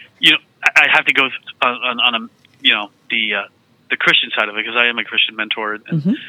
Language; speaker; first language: English; early bilingual, other home language; Vietnamese